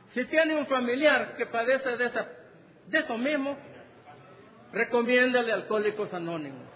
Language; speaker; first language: Spanish; native; Spanish